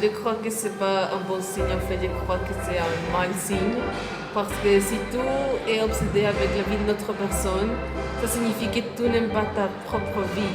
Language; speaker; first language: French; non-native, learner; Spanish